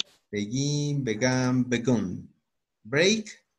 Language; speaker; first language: English; non-native, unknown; Spanish